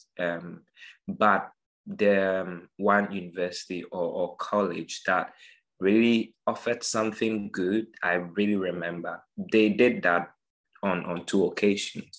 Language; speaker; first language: English; non-native, local second language; Akan